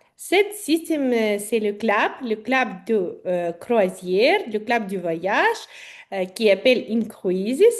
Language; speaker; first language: French; non-native, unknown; Ukrainian